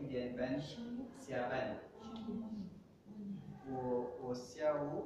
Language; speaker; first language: Chinese; non-native, learner; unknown